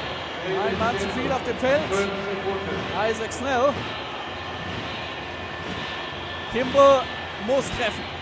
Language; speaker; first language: German; native; German